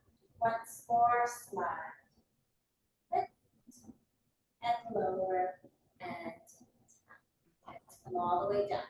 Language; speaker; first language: English; native; English